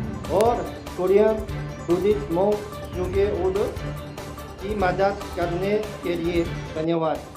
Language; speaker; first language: Hindi; non-native, learner; Korean